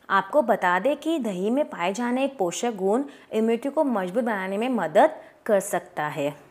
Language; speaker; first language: Hindi; native; Hindi